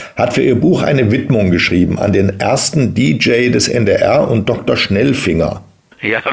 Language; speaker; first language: German; native; German